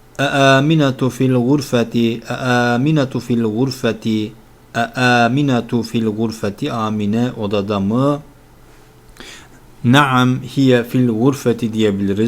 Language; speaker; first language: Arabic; non-native, fluent; Turkish